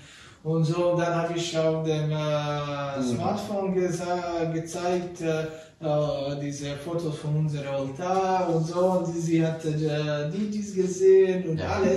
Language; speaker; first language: German; non-native, learner; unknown